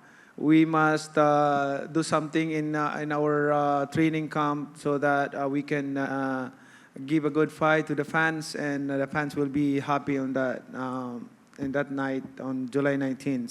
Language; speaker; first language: English; non-native, local second language; Cebuano